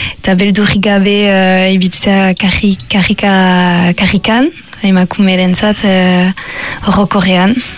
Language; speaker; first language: Basque; non-native, local second language; French